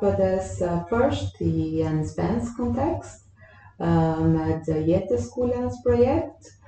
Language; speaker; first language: Swedish; non-native, fluent; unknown